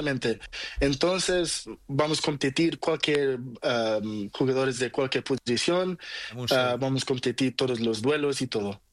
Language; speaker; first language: Spanish; non-native, learner; Portuguese